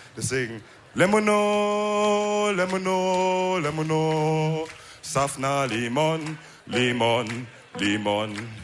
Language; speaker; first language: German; early bilingual, other home language; Wolof